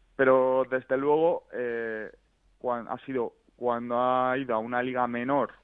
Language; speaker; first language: Spanish; native; Spanish